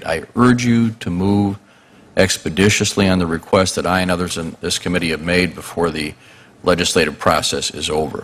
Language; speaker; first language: English; native; English